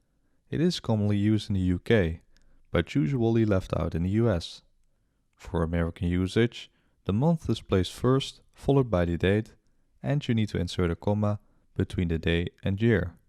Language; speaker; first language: English; non-native, fluent; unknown